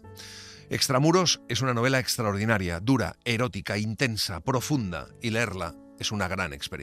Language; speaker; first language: Spanish; native; Spanish